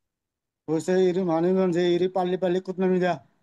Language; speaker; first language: Korean; non-native, learner; Bangla